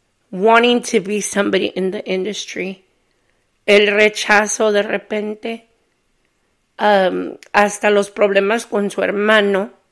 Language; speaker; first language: Spanish; early bilingual, heritage; Spanish